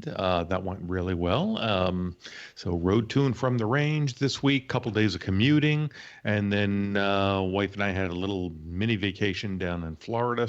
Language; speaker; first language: English; native; English